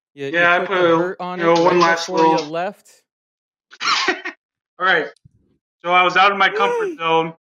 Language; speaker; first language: English; native; English